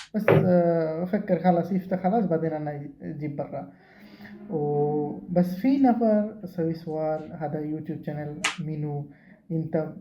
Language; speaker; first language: Arabic; non-native, learner; Bangla